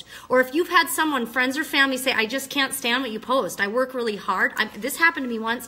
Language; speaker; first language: English; native; English